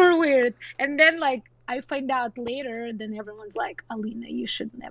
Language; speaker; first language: English; non-native, fluent; Russian